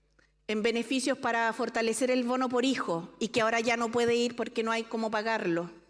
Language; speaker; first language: Spanish; native; Spanish